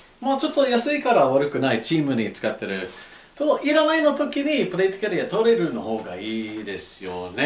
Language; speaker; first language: Japanese; non-native, learner; English